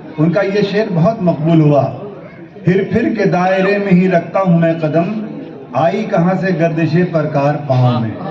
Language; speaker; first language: Urdu; native; Urdu